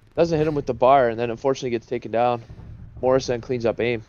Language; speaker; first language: English; native; English